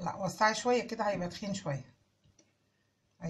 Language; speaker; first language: Arabic; native; Arabic